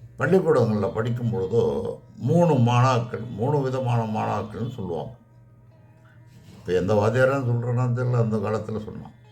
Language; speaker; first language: Tamil; native; Tamil